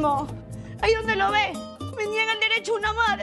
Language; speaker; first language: Spanish; native; Spanish